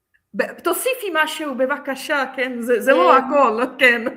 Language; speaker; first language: Hebrew; non-native, fluent; Czech